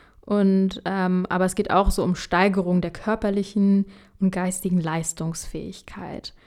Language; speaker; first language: German; early bilingual, other home language; Urdu